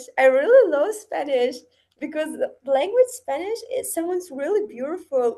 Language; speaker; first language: English; non-native, learner; Uzbek